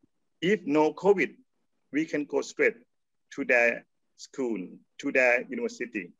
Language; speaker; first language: English; non-native, learner; Thai